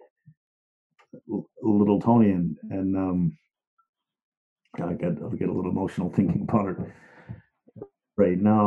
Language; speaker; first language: English; native; English